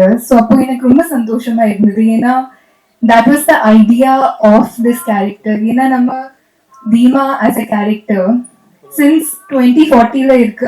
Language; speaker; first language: Tamil; non-native, learner; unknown